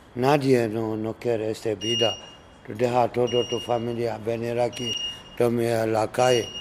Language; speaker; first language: Spanish; non-native, learner; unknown